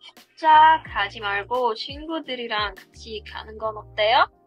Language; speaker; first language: Korean; non-native, learner; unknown